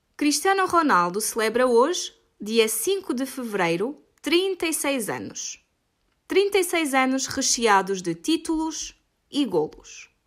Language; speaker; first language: Portuguese; native; Portuguese